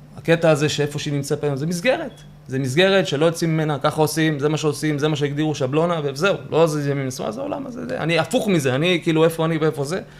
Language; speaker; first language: Hebrew; early bilingual, other home language; Russian